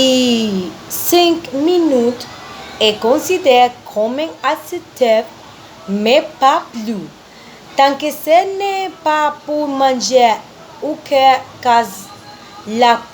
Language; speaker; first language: French; non-native, learner; Spanish